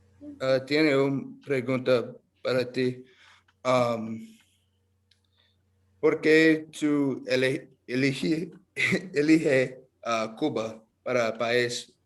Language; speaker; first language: Spanish; non-native, learner; English